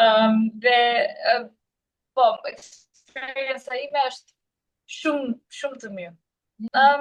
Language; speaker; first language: Albanian; non-native, learner; English